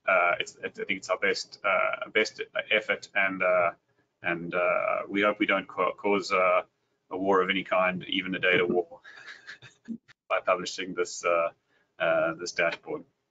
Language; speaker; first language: English; native; English